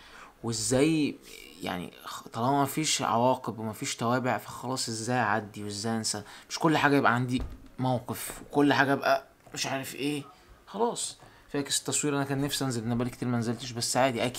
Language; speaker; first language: Arabic; native; Arabic